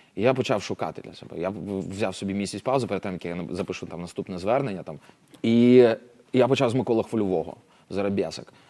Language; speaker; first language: Ukrainian; non-native, local second language; Russian